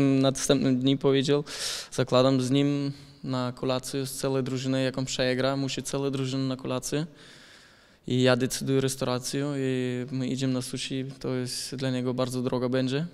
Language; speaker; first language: Polish; non-native, learner; German